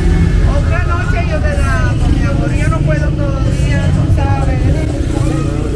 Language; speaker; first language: Spanish; non-native, learner; English